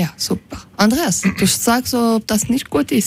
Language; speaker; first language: German; non-native, local second language; French